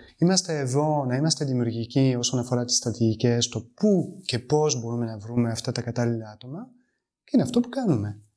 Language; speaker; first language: Greek; non-native, fluent; French